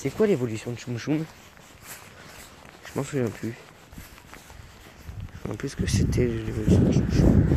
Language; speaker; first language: French; native; French